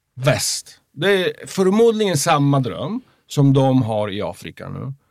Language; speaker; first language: Swedish; non-native, fluent; Polish